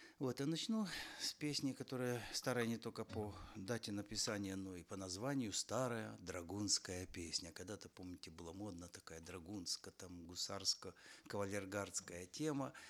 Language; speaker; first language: Russian; non-native, local second language; Ukrainian